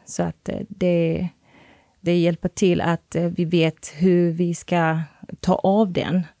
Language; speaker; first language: Swedish; non-native, fluent; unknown